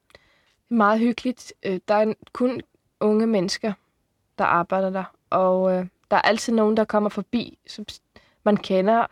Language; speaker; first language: Danish; early bilingual, heritage; Icelandic